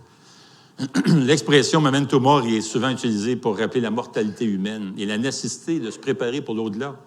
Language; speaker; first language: French; native; French